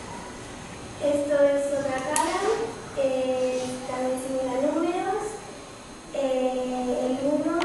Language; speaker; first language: Spanish; native; Spanish